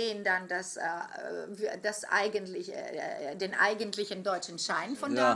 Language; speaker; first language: German; non-native, fluent; Greek